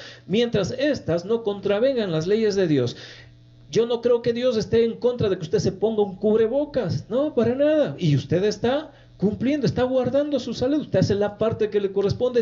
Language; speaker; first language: Spanish; native; Spanish